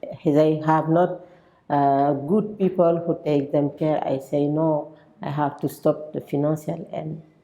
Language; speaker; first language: English; non-native, local second language; French